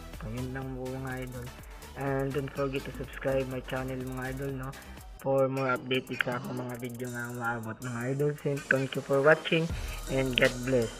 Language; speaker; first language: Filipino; non-native, local second language; Cebuano